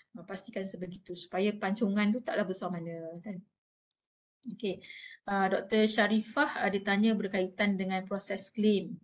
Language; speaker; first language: Malay; native; Malay